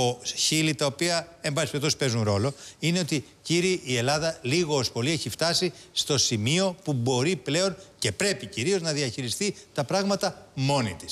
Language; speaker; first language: Greek; native; Greek